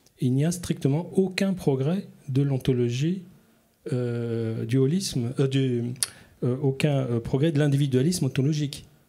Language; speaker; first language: French; native; French